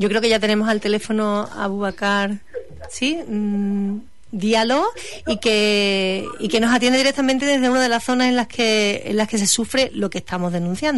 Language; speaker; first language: Spanish; native; Spanish